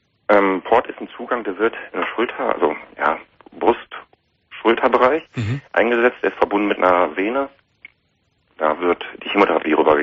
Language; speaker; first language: German; native; German